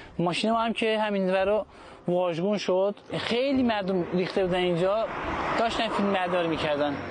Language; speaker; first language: Persian; non-native, local second language; Azerbaijani